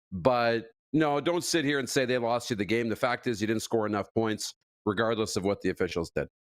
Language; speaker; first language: English; native; English